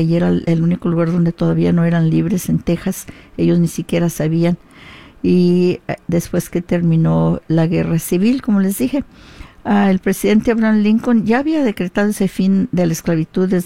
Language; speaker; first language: Spanish; early bilingual, heritage; Spanish